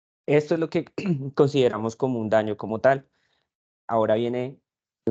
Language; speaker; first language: Spanish; native; Spanish